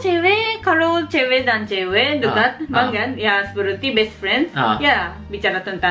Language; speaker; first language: Indonesian; non-native, learner; Japanese